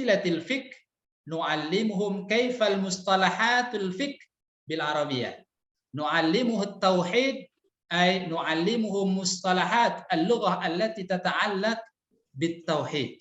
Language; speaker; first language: Arabic; non-native, fluent; Indonesian